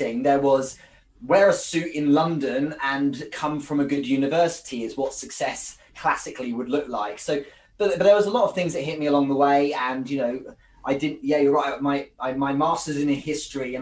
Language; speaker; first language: English; native; English